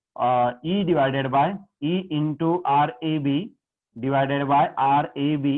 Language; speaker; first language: English; non-native, local second language; Marathi